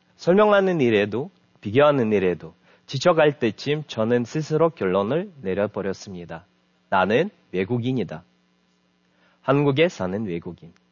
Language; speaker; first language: Korean; non-native, fluent; Russian